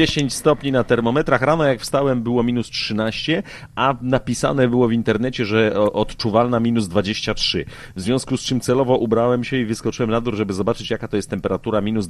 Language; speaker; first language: Polish; native; Polish